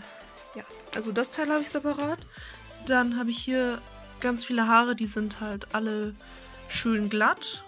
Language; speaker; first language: German; native; German